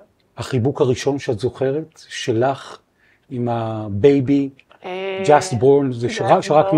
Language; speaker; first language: Hebrew; native; Hebrew